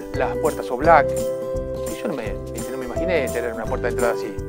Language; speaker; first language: Spanish; native; Spanish